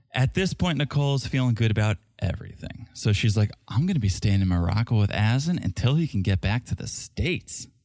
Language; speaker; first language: English; early bilingual, other home language; Russian